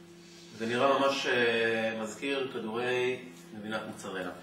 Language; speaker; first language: Hebrew; native; Hebrew